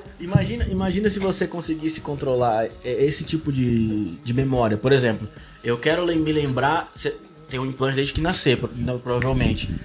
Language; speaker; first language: Portuguese; native; Portuguese